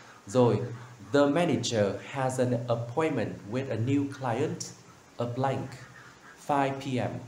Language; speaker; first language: English; non-native, fluent; Vietnamese